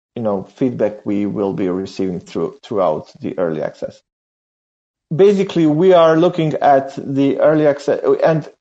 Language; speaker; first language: English; non-native, fluent; Serbian